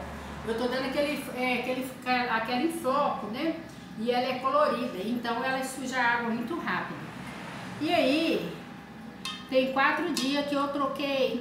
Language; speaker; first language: Portuguese; native; Portuguese